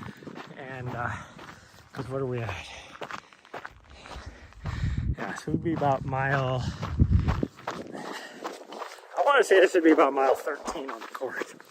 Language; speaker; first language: English; native; English